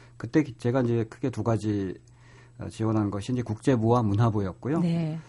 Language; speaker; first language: Korean; native; Korean